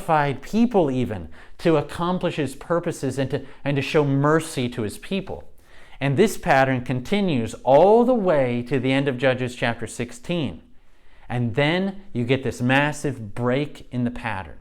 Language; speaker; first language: English; native; English